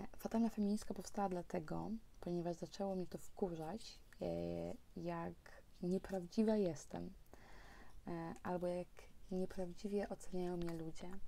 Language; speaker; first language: Polish; early bilingual, heritage; Polish